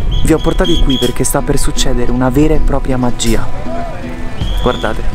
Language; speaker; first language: Italian; native; Italian